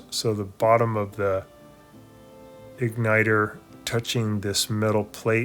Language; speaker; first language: English; native; English